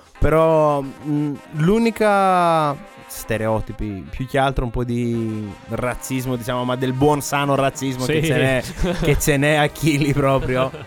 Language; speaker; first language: Italian; non-native, fluent; Greek